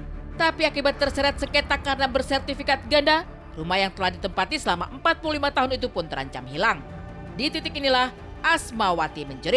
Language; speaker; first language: Indonesian; native; Indonesian